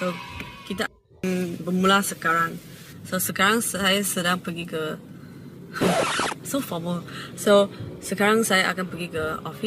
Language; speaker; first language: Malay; non-native, local second language; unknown